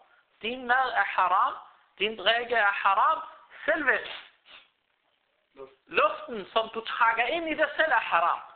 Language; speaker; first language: Danish; early bilingual, other home language; Arabic